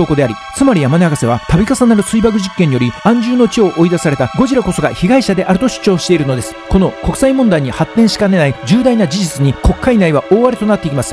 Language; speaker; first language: Japanese; native; Japanese